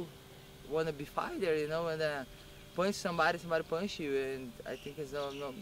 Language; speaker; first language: English; non-native, learner; Portuguese